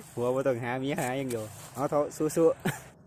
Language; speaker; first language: Thai; non-native, local second language; Lao